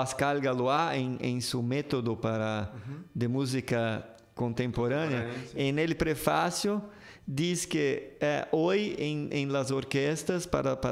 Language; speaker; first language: Spanish; non-native, fluent; Portuguese